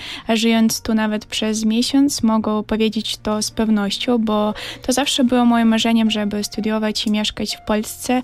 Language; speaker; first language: Polish; early bilingual, heritage; Polish